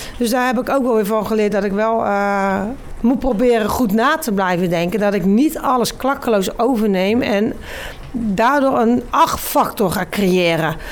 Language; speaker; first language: Dutch; native; Dutch